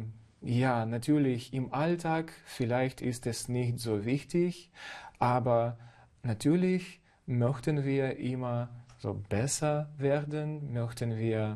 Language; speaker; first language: German; non-native, fluent; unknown